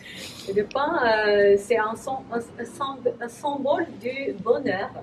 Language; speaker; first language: French; non-native, learner; Japanese